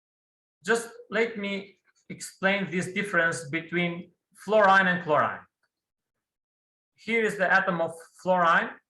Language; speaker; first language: English; non-native, fluent; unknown